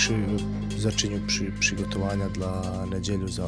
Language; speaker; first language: Polish; non-native, learner; Croatian